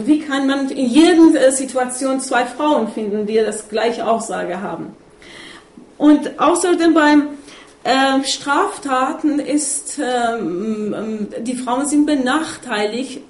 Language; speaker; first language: German; non-native, fluent; Persian